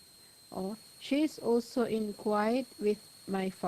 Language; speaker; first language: English; non-native, learner; Urdu